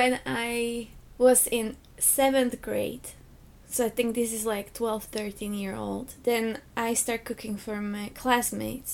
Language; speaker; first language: English; non-native, fluent; Slovak